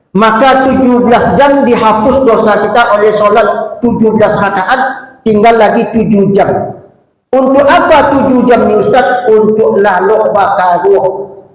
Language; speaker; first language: Malay; non-native, local second language; Minangkabau